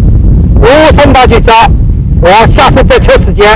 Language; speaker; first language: Chinese; native; Chinese